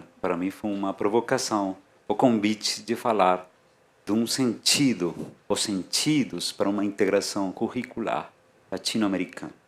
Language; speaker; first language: Portuguese; non-native, fluent; Spanish